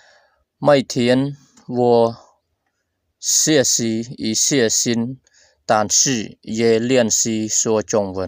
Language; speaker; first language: Chinese; non-native, fluent; Khmer